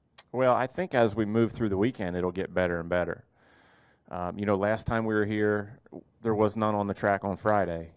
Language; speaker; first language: English; native; English